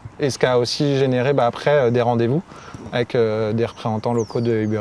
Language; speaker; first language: French; native; French